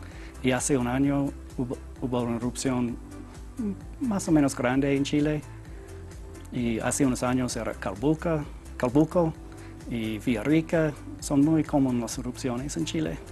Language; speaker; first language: Spanish; non-native, learner; English